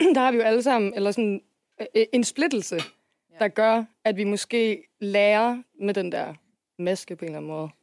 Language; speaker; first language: Danish; native; Danish